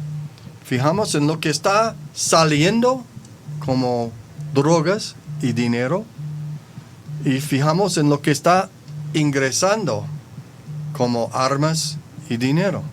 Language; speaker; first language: Spanish; non-native, fluent; English